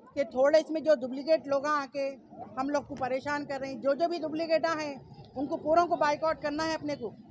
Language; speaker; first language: Hindi; non-native, local second language; Urdu